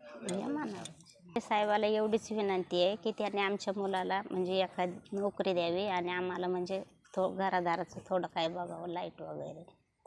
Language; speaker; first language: Marathi; native; Marathi